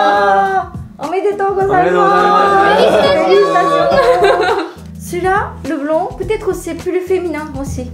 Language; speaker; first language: French; non-native, fluent; Japanese